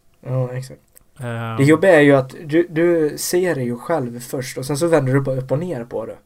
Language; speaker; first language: Swedish; native; Swedish